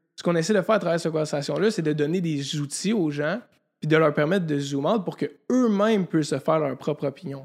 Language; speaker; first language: French; native; French